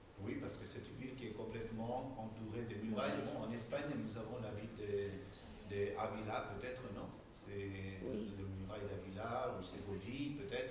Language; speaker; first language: French; non-native, fluent; Spanish